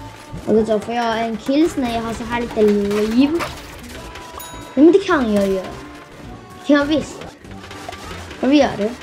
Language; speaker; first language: Swedish; non-native, learner; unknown